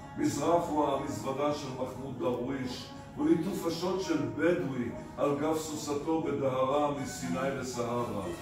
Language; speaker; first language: Hebrew; early bilingual, other home language; Arabic